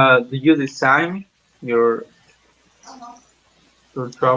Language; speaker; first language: English; non-native, learner; Spanish